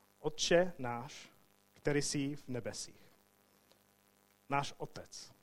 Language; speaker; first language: Czech; non-native, fluent; English